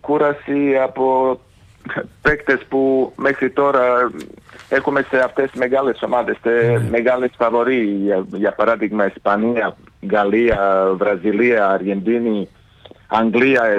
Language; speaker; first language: Greek; non-native, fluent; Serbian